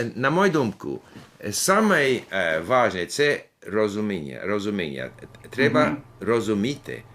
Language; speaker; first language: Ukrainian; non-native, learner; English